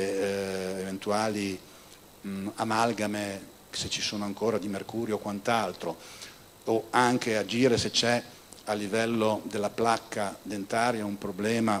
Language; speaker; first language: Italian; native; Italian